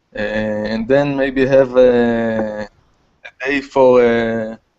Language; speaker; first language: English; non-native, fluent; Hebrew